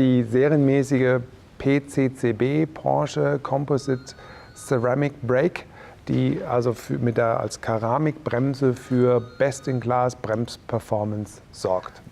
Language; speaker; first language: German; native; German